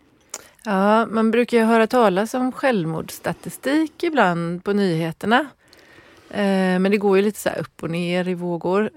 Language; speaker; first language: Swedish; native; Swedish